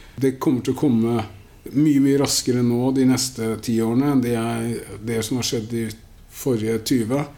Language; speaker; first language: Norwegian; native; Norwegian